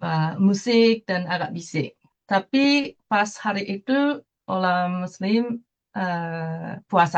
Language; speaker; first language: Indonesian; non-native, fluent; Japanese